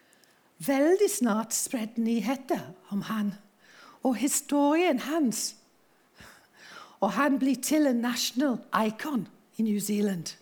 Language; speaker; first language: Norwegian; non-native, fluent; English